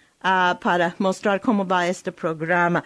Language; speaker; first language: Spanish; non-native, learner; English